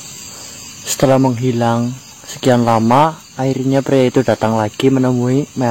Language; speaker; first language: Indonesian; native; Indonesian